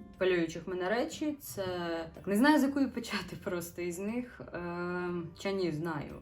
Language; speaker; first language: Ukrainian; native; Ukrainian